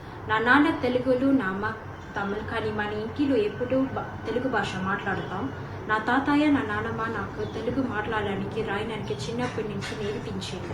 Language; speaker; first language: Telugu; early bilingual, heritage; Telugu